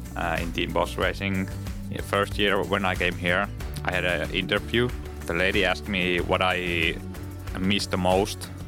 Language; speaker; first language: English; non-native, learner; Finnish